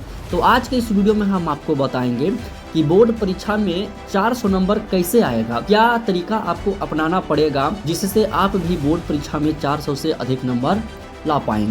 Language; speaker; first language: Hindi; native; Hindi